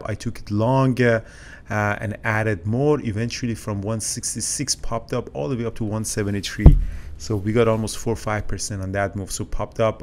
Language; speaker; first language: English; native; English